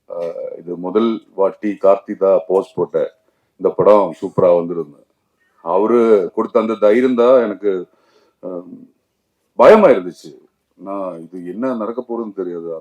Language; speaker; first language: Tamil; non-native, learner; Malayalam